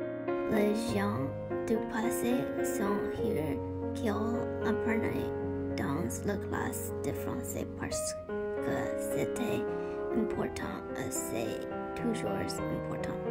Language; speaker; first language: French; non-native, learner; English